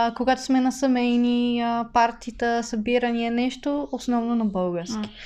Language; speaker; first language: Bulgarian; early bilingual, other home language; English